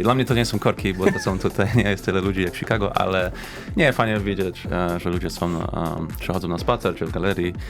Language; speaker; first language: Polish; early bilingual, heritage; English